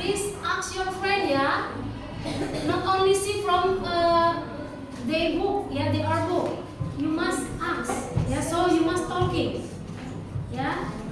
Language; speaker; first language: English; non-native, learner; Indonesian